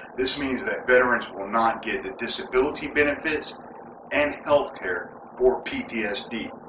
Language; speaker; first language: English; native; English